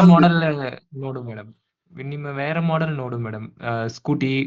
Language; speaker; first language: Kannada; non-native, learner; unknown